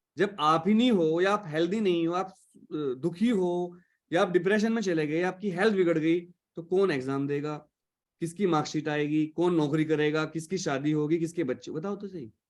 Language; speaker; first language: Hindi; native; Hindi